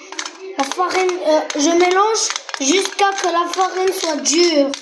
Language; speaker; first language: French; non-native, local second language; Arabic